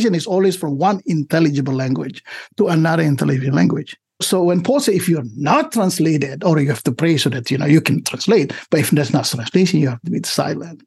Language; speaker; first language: English; non-native, fluent; Indonesian